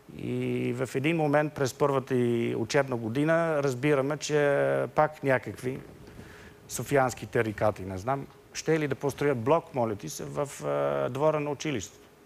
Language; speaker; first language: Bulgarian; non-native, fluent; Dutch